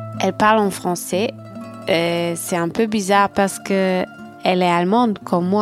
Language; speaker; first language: French; non-native, fluent; German